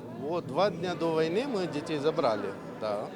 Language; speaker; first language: Russian; non-native, fluent; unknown